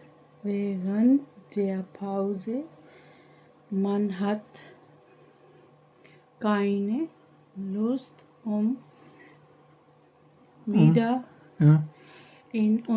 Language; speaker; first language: German; non-native, learner; Urdu